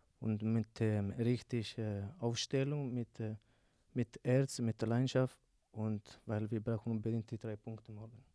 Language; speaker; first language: German; non-native, learner; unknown